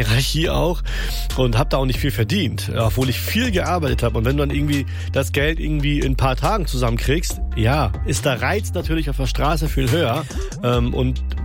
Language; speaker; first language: German; native; German